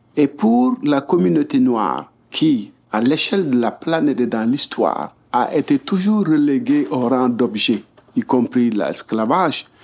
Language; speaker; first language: French; non-native, local second language; Wolof